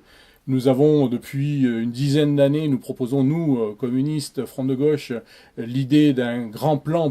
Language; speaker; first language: French; native; French